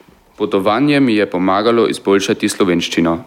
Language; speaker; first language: Slovenian; non-native, learner; German